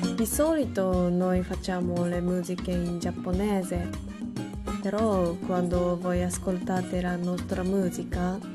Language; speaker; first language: Italian; non-native, learner; Japanese